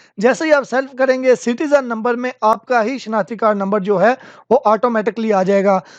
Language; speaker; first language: Urdu; non-native, local second language; Punjabi